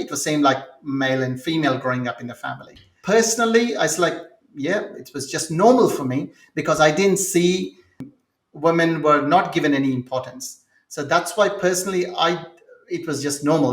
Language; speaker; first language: English; non-native, local second language; Telugu